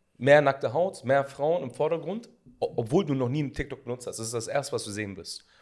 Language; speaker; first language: German; early bilingual, other home language; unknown